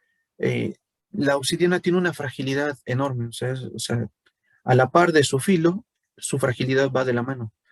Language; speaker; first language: Spanish; native; Spanish